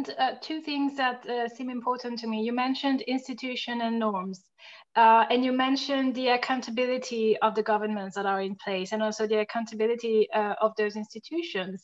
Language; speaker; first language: English; non-native, fluent; French